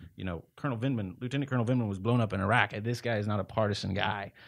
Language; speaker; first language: English; native; English